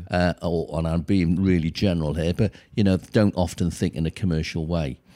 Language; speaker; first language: English; native; English